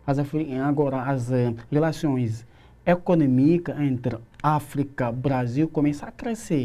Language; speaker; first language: Portuguese; non-native, learner; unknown